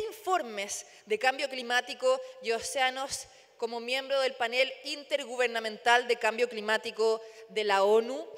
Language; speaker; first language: Spanish; native; Spanish